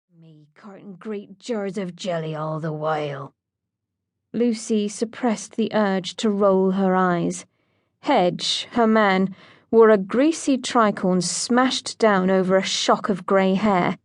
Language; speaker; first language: English; native; English